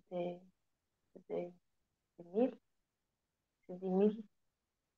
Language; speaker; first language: French; non-native, learner; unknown